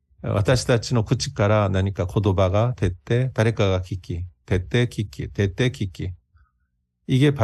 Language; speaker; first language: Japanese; non-native, fluent; Korean